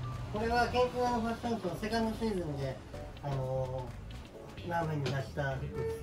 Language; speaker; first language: Japanese; non-native, fluent; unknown